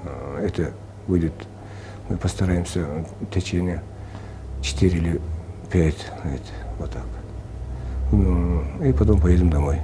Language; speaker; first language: Russian; non-native, local second language; Kyrgyz